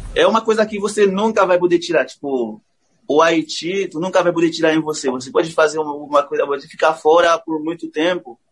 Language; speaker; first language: Portuguese; non-native, fluent; Haitian Creole